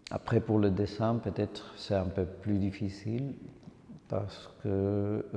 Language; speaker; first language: French; non-native, fluent; Spanish